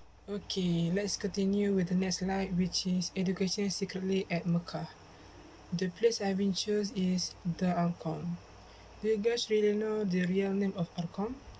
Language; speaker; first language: English; non-native, local second language; Malay